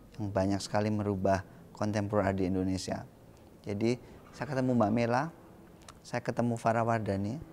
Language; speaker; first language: Indonesian; native; Indonesian